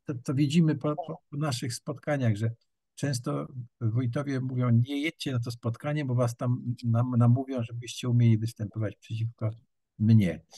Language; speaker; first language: Polish; native; Polish